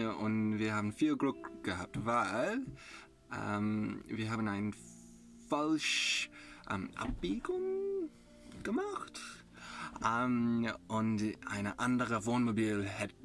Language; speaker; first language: German; non-native, learner; English